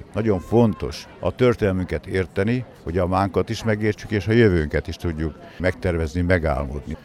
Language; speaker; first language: Hungarian; native; Hungarian